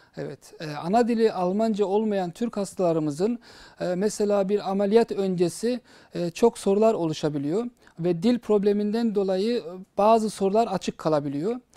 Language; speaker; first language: Turkish; early bilingual, heritage; Turkish